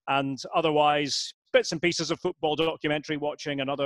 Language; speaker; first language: English; native; English